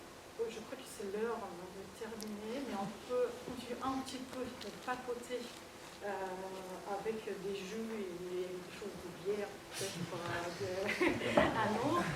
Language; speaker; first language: French; non-native, fluent; Russian